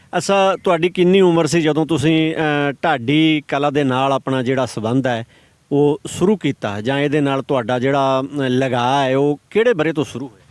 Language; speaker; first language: Punjabi; native; Punjabi